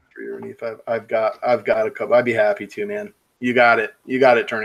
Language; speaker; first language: English; native; English